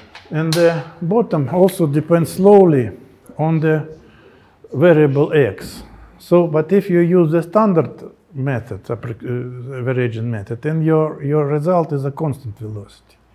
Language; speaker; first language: English; non-native, fluent; Russian